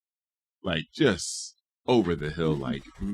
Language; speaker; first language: English; native; English